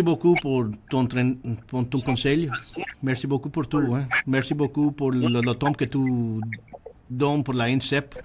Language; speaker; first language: French; non-native, learner; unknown